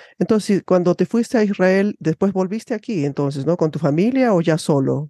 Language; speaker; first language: Spanish; native; Spanish